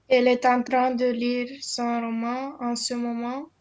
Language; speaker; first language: French; non-native, learner; Romanian